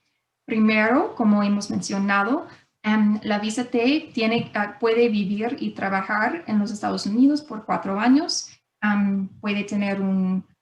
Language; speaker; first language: Spanish; non-native, fluent; English